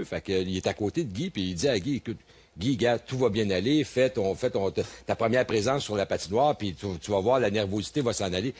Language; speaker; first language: French; native; French